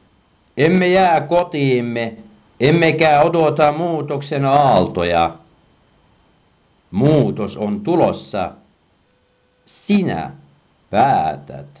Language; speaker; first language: Finnish; non-native, fluent; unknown